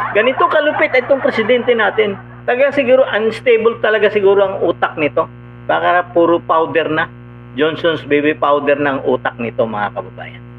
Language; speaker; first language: Filipino; non-native, local second language; Cebuano